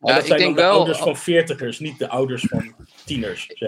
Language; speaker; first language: Dutch; native; Dutch